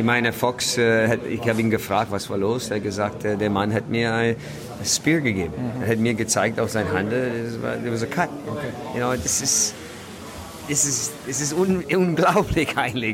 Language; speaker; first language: German; non-native, learner; English